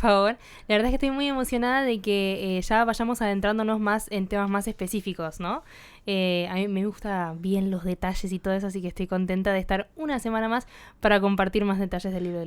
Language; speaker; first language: Spanish; native; Spanish